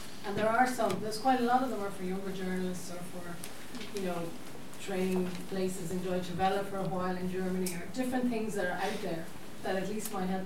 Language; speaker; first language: English; non-native, fluent; Dutch